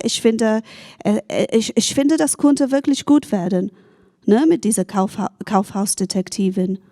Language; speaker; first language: German; non-native, fluent; English